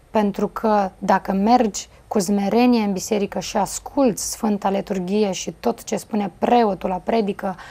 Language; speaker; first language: Romanian; native; Romanian